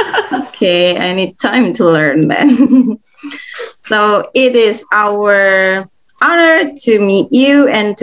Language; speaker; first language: English; non-native, fluent; Indonesian